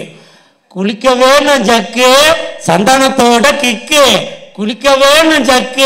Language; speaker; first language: Tamil; native; Tamil